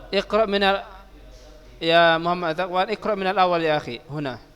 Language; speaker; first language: Arabic; non-native, fluent; Indonesian